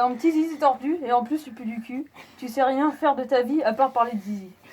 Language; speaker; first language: French; native; French